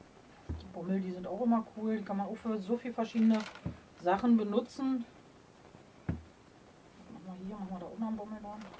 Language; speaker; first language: German; native; German